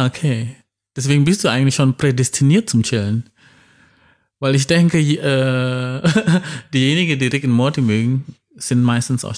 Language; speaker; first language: German; non-native, fluent; Indonesian